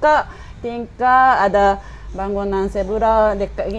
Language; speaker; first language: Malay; non-native, fluent; Japanese